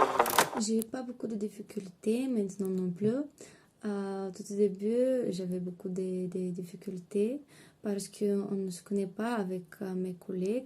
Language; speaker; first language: French; non-native, fluent; Bulgarian